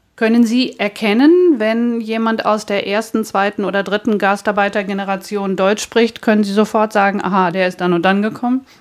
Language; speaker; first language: German; native; German